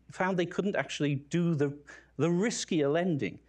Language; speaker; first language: English; native; English